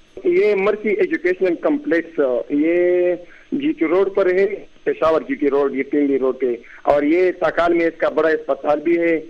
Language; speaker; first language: Urdu; non-native, local second language; Pashto